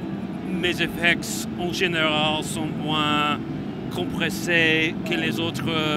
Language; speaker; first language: French; non-native, learner; English